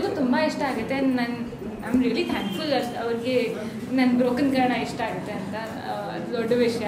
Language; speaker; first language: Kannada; non-native, fluent; Hindi